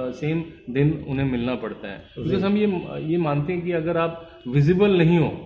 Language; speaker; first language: Hindi; non-native, local second language; Bangla